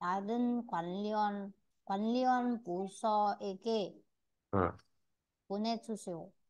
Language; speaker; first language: Korean; non-native, learner; Vietnamese